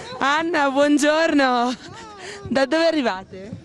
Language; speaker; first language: Italian; native; Italian